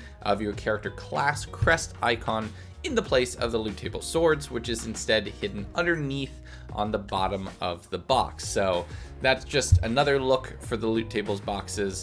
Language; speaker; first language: English; native; English